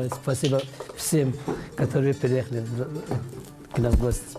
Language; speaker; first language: Russian; non-native, learner; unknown